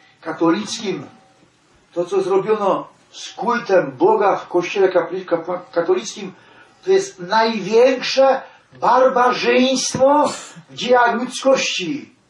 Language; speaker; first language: Polish; native; Polish